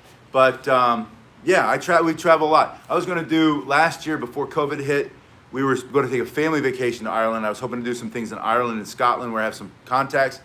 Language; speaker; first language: English; native; English